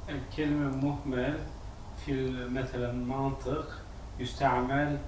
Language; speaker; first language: Arabic; non-native, fluent; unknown